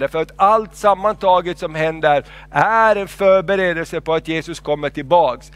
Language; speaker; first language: Swedish; non-native, fluent; Spanish